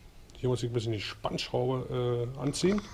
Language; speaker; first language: German; native; German